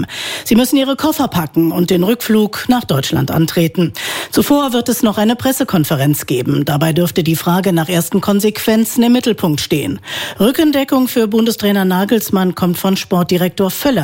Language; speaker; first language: German; native; German